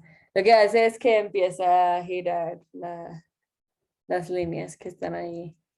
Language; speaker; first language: Spanish; non-native, fluent; English